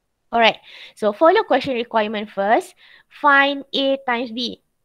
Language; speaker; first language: English; non-native, local second language; Malay